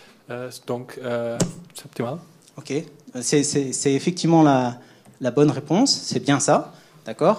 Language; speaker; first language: French; non-native, learner; Dutch